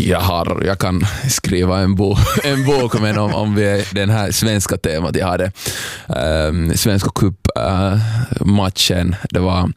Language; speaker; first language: Swedish; non-native, local second language; Somali